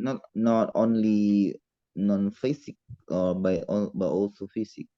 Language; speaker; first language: English; non-native, learner; Indonesian